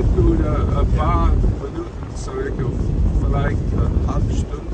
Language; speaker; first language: German; non-native, learner; English